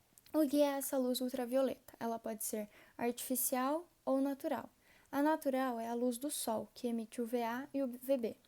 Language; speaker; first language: Portuguese; native; Portuguese